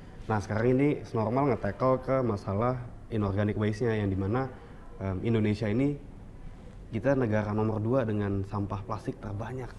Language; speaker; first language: Indonesian; native; Indonesian